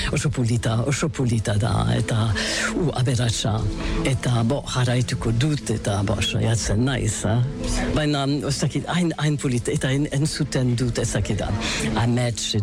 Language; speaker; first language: Basque; non-native, learner; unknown